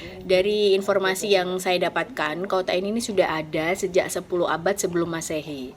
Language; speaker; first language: Indonesian; native; Indonesian